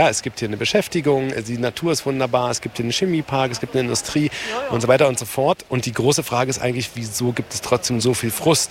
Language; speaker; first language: German; native; German